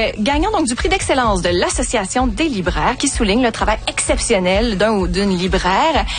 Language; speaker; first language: French; native; French